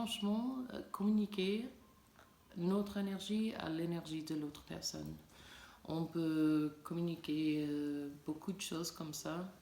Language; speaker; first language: French; non-native, learner; English